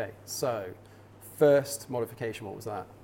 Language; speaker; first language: English; native; English